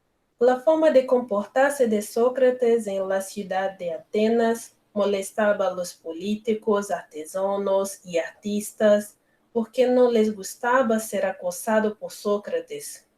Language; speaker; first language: Spanish; non-native, learner; Portuguese